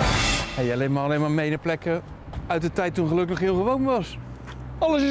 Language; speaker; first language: Dutch; native; Dutch